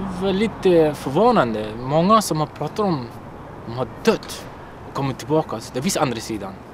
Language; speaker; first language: Swedish; non-native, fluent; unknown